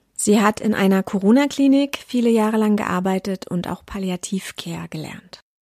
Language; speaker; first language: German; native; German